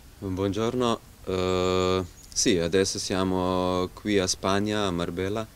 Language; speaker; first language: Italian; non-native, learner; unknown